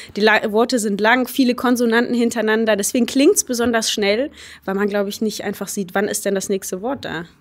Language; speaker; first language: German; early bilingual, other home language; Polish